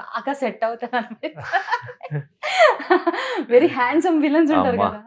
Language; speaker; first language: Telugu; native; Telugu